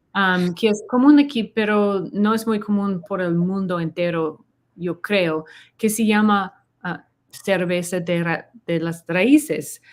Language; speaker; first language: Spanish; non-native, learner; English